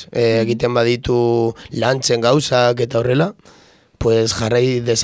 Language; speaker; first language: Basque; non-native, local second language; Spanish